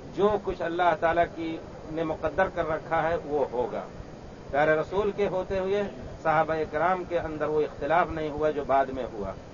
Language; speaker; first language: Urdu; native; Urdu